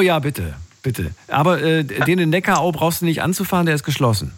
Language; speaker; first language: German; native; German